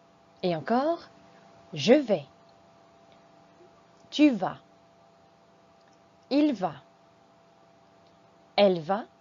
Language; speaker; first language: French; non-native, fluent; English